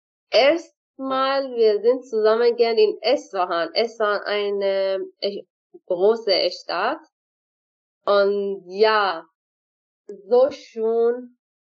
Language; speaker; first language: German; non-native, learner; Persian